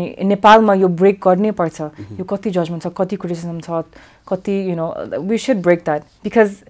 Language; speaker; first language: Nepali; early bilingual, heritage; English